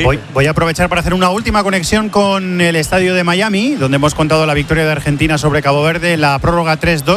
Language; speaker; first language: Spanish; native; Spanish